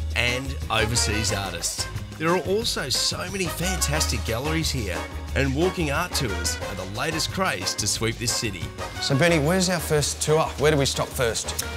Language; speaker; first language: English; native; English